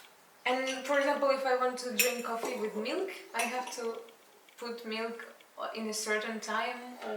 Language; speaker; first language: English; non-native, fluent; Russian